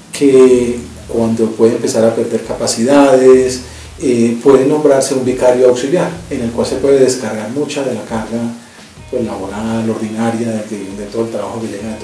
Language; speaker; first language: Spanish; native; Spanish